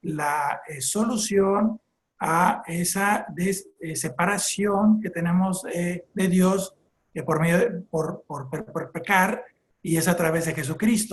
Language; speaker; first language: Spanish; native; Spanish